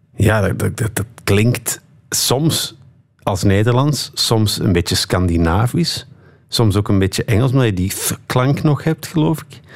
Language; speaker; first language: Dutch; native; Dutch